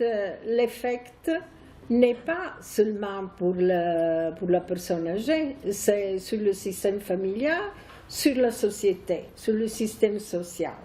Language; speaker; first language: French; non-native, fluent; Italian